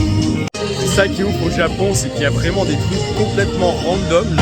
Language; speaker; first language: French; native; French